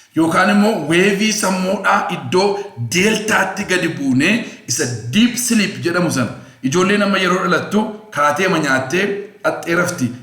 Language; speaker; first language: Oromo; non-native, local second language; Amharic